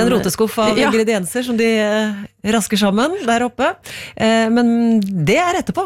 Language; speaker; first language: Norwegian; native; Norwegian